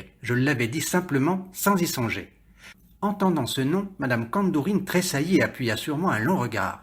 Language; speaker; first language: French; native; French